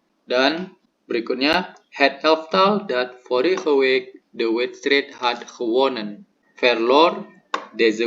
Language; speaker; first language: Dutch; non-native, learner; Indonesian